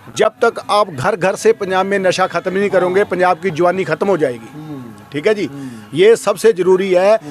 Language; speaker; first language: Hindi; non-native, local second language; Punjabi